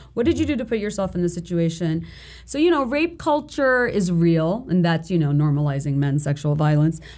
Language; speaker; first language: English; non-native, local second language; Bangla